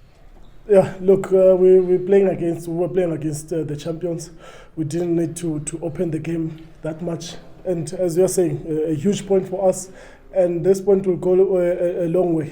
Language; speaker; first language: English; non-native, local second language; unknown